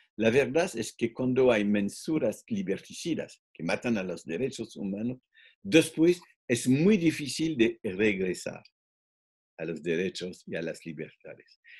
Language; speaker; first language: Spanish; non-native, fluent; French